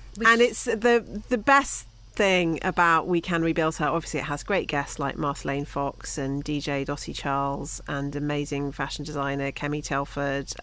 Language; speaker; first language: English; native; English